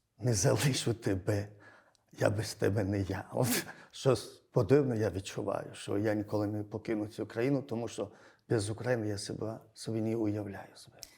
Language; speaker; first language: Ukrainian; non-native, fluent; Georgian